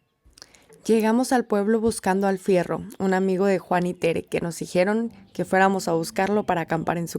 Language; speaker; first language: Spanish; native; Spanish